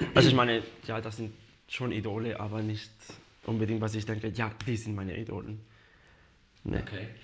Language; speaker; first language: German; non-native, fluent; Spanish